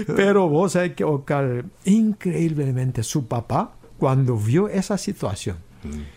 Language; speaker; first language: Spanish; non-native, fluent; Korean